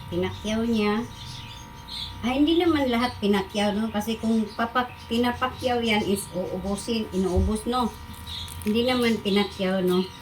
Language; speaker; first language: Filipino; non-native, local second language; Cebuano